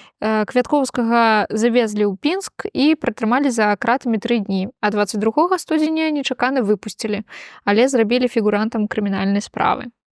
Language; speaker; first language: Belarusian; non-native, local second language; Russian